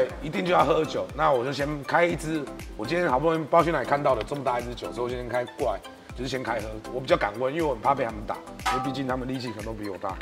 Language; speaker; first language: Chinese; native; Chinese